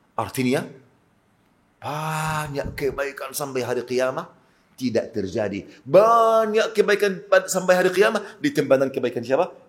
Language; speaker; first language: Malay; non-native, fluent; Arabic